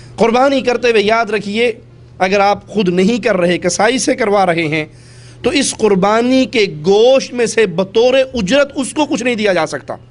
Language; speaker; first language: Urdu; native; Urdu